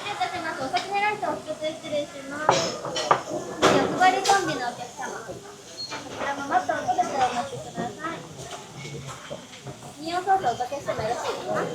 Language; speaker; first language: Japanese; native; Japanese